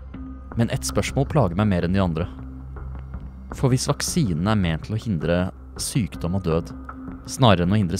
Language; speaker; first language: Norwegian; native; Norwegian